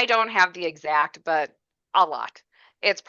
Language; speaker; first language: English; native; English